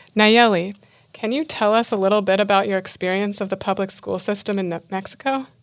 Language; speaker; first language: English; native; English